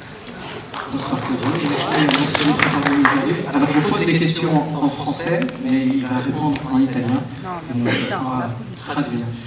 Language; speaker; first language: French; native; French